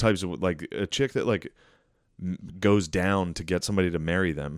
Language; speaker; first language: English; native; English